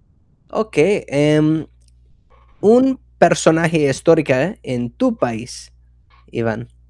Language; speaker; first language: Spanish; non-native, fluent; English